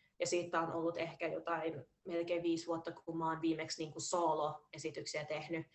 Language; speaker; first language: Finnish; early bilingual, heritage; Finnish